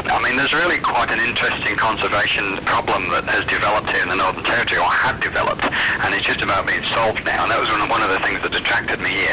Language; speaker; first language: English; native; English